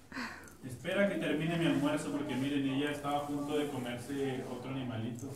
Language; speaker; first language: Spanish; native; Spanish